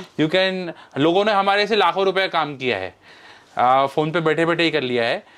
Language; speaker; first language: Hindi; non-native, local second language; Marwari